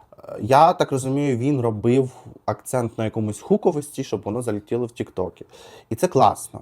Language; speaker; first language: Ukrainian; native; Ukrainian